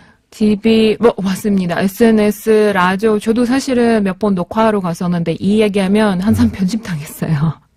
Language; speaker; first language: Korean; non-native, fluent; Russian